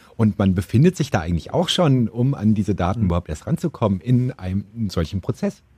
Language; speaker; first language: German; native; German